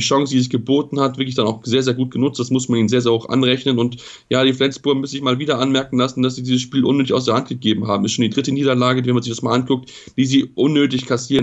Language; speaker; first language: German; native; German